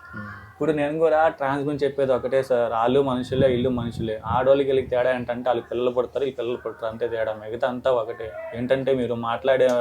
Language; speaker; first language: Telugu; native; Telugu